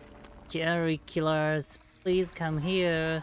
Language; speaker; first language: English; non-native, learner; Japanese